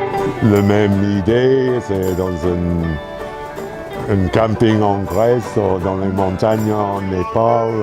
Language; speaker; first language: French; non-native, fluent; English